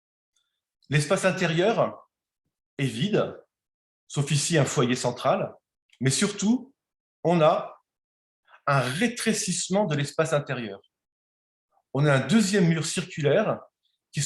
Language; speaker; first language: French; native; French